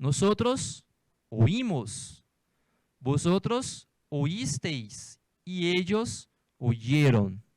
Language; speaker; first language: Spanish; non-native, fluent; Portuguese